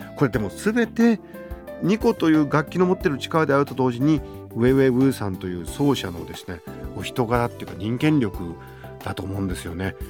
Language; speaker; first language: Japanese; native; Japanese